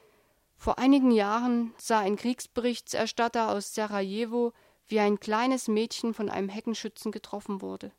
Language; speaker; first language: German; native; German